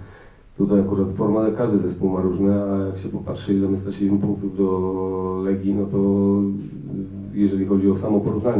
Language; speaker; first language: Polish; native; Polish